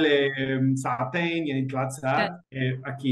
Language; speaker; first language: Arabic; non-native, learner; Spanish